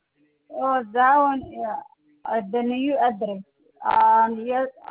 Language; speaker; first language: English; non-native, learner; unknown